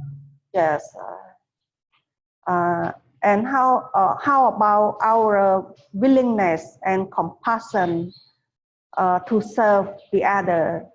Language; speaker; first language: English; non-native, fluent; Khmer